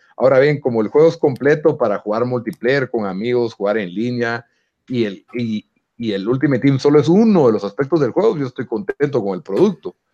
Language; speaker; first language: Spanish; native; Spanish